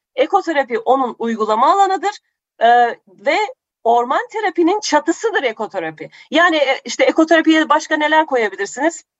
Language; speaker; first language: Turkish; native; Turkish